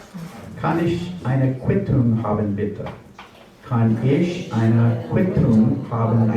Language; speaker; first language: German; non-native, learner; English